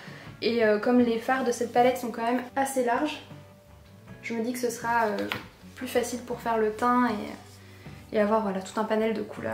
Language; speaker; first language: French; native; French